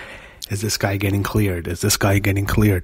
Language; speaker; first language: English; native; English